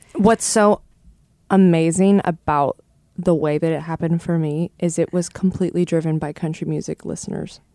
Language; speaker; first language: English; native; English